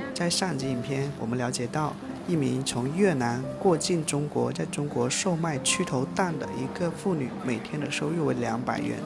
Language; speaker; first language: Chinese; native; Chinese